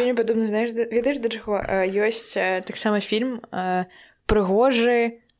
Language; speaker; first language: Belarusian; non-native, local second language; Russian